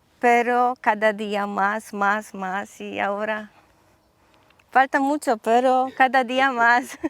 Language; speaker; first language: Spanish; non-native, learner; Polish